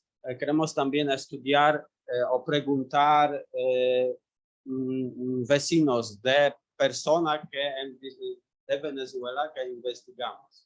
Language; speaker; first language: Spanish; non-native, learner; Polish